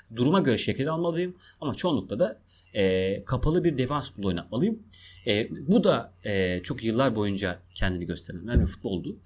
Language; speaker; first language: Turkish; non-native, local second language; Kurdish